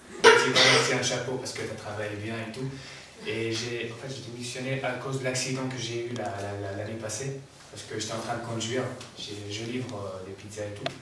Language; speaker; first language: French; non-native, learner; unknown